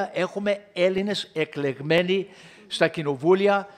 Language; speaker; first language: Greek; early bilingual, heritage; Greek